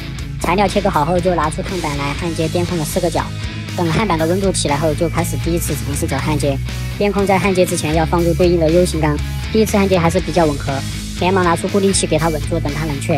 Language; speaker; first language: Chinese; native; Chinese